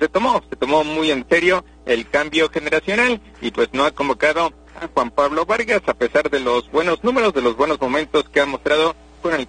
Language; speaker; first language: Spanish; native; Spanish